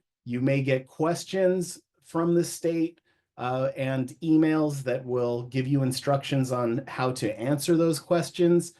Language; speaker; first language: English; native; English